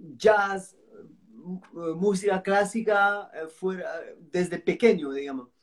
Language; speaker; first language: Spanish; non-native, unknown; French